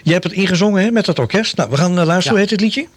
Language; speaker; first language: Dutch; native; Dutch